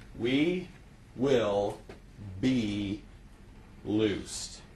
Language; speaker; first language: English; native; English